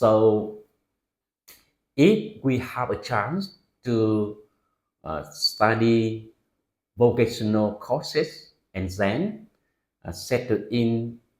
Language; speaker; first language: English; non-native, fluent; Vietnamese